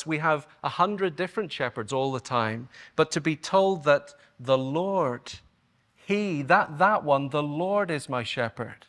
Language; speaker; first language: English; native; English